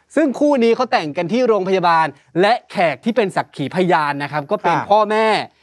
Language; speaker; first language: Thai; native; Thai